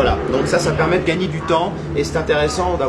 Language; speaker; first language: French; native; French